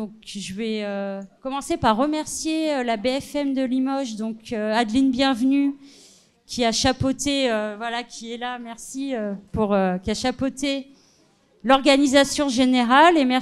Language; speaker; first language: French; native; French